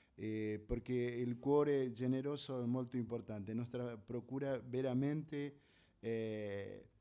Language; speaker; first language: Italian; non-native, fluent; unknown